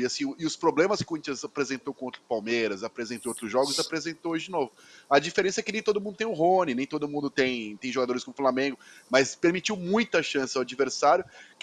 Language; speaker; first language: Portuguese; native; Portuguese